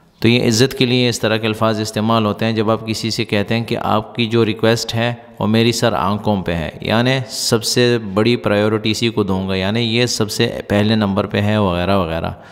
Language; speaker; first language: Urdu; non-native, local second language; Pashto